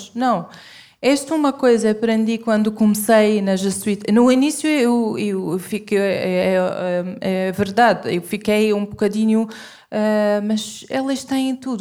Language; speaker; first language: Portuguese; non-native, fluent; Arabic